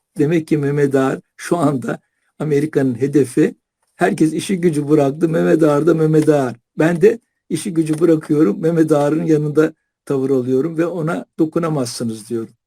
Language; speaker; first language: Turkish; native; Turkish